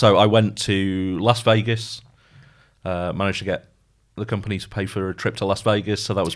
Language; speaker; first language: English; native; English